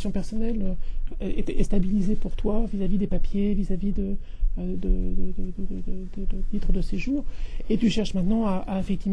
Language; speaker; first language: French; native; French